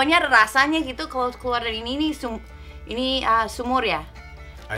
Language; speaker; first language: Indonesian; non-native, fluent; English